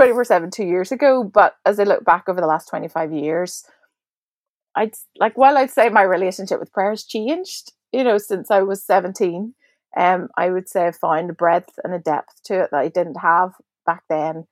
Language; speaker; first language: English; native; English